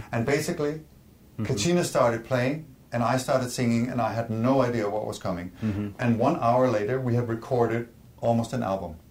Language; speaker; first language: English; non-native, fluent; Danish